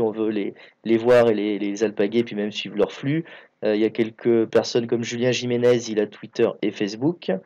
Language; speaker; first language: French; native; French